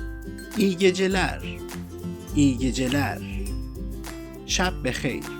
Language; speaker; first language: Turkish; non-native, fluent; Persian